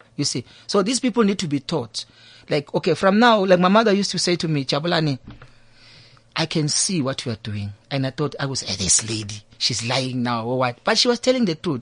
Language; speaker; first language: English; non-native, local second language; Zulu